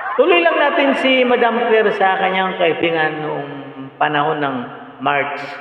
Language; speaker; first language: Filipino; native; Filipino